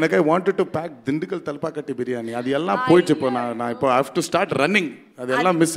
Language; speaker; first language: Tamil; non-native, learner; Telugu